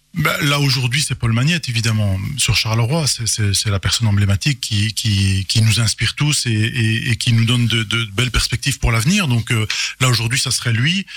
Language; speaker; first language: French; native; French